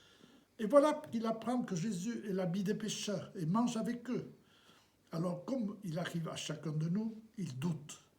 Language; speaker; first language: French; native; French